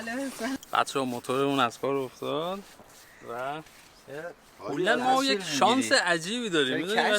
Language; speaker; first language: Persian; native; Persian